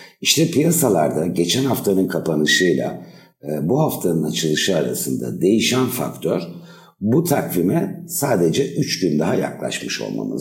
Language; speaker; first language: Turkish; native; Turkish